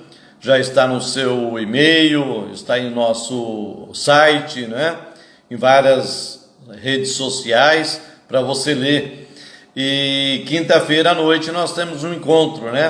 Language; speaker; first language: Portuguese; native; Portuguese